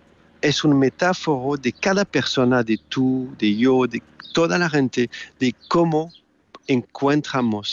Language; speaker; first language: Spanish; non-native, fluent; French